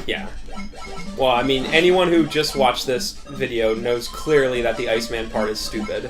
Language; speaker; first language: English; native; English